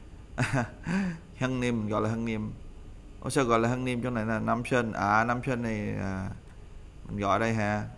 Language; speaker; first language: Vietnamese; native; Vietnamese